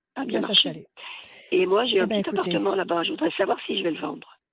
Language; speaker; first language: French; native; French